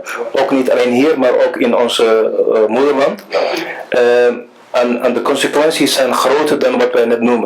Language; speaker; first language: Dutch; non-native, fluent; Somali